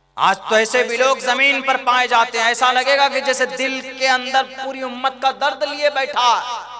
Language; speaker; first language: Hindi; native; Hindi